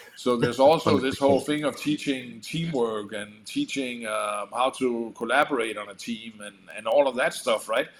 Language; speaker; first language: English; non-native, fluent; Danish